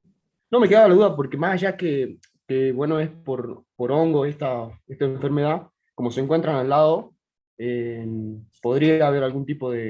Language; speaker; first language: Spanish; native; Spanish